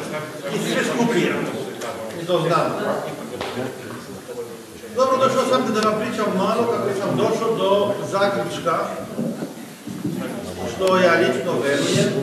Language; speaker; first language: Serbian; non-native, fluent; French